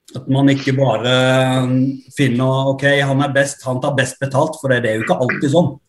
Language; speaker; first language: Norwegian; native; Norwegian